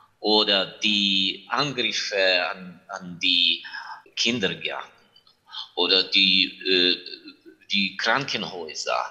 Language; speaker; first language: German; non-native, fluent; Ukrainian